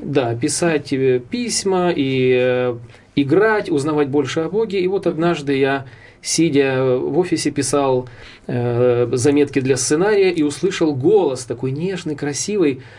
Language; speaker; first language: Russian; native; Russian